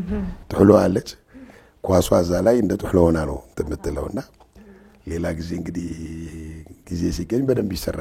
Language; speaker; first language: Amharic; non-native, local second language; Tigrinya